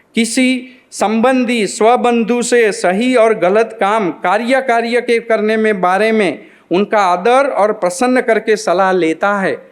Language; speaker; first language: Hindi; non-native, local second language; Gujarati